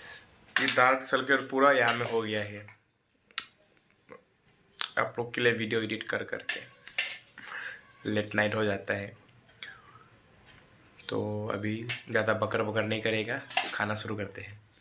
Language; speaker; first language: Hindi; non-native, local second language; Bangla